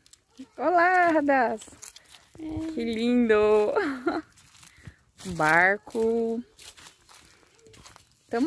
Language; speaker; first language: Portuguese; native; Portuguese